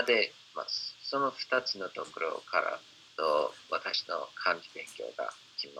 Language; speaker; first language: Japanese; non-native, fluent; English